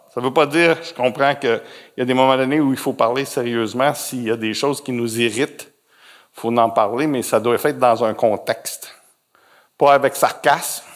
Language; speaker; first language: French; native; French